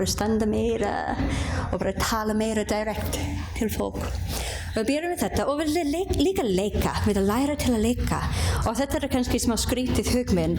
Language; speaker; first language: Icelandic; non-native, learner; English